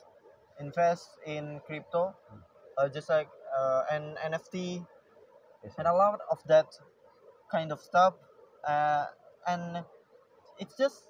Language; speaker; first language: English; non-native, learner; Indonesian